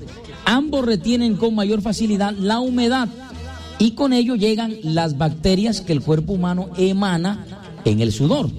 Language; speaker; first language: Spanish; native; Spanish